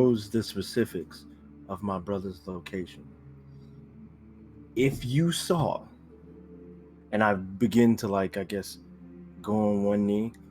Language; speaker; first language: English; native; English